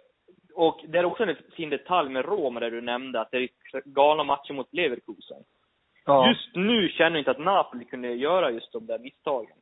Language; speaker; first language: Swedish; native; Swedish